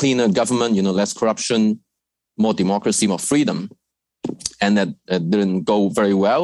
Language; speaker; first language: English; non-native, fluent; Cantonese